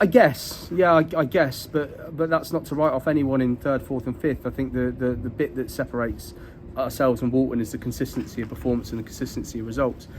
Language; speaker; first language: English; native; English